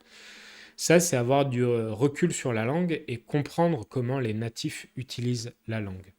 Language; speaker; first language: French; native; French